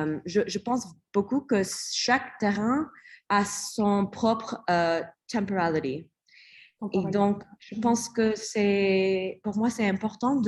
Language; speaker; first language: French; non-native, learner; English